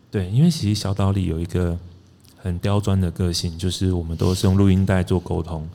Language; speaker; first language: Chinese; native; Chinese